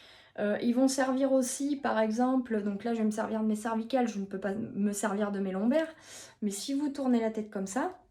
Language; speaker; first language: French; native; French